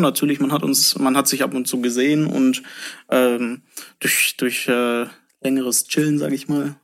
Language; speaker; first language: German; native; German